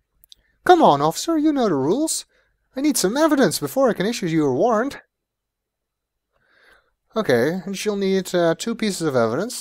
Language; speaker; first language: English; native; English